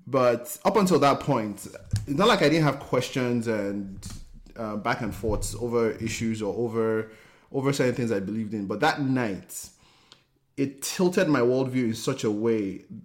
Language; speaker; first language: English; non-native, local second language; Yoruba